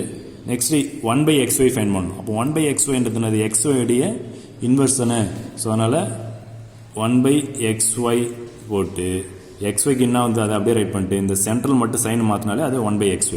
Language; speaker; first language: Tamil; native; Tamil